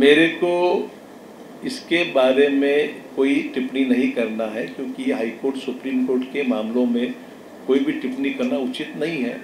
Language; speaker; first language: Hindi; non-native, local second language; Marathi